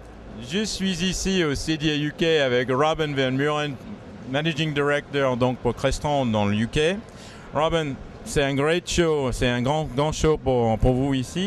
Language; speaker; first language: French; native; French